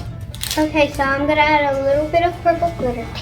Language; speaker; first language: English; native; English